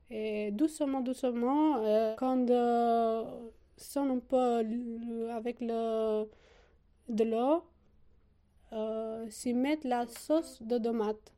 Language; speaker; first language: French; non-native, learner; Albanian